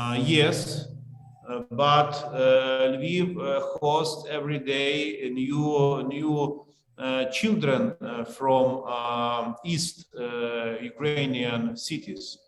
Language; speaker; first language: English; non-native, learner; Ukrainian